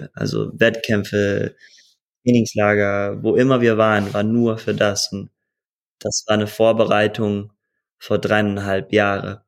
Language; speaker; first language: German; early bilingual, heritage; German